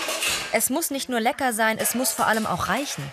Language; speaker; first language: German; native; German